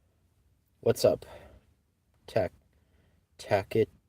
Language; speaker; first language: English; native; English